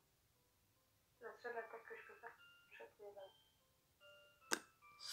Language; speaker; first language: French; native; French